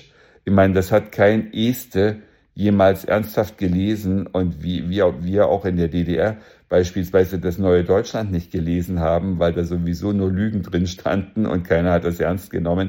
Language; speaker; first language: German; native; German